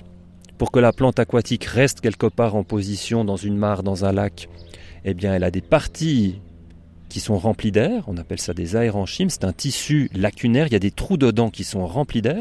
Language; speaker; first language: French; native; French